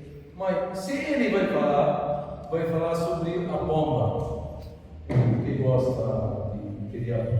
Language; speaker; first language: Portuguese; non-native, fluent; Arabic